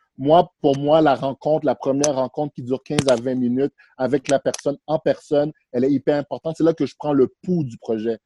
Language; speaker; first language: French; early bilingual, other home language; Haitian Creole